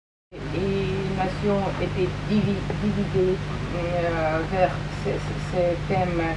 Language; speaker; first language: French; non-native, fluent; Russian